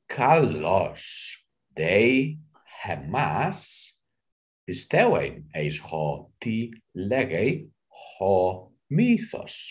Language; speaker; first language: Greek; non-native, fluent; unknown